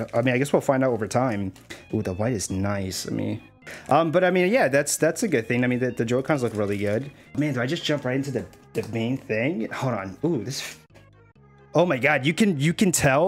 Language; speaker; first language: English; native; English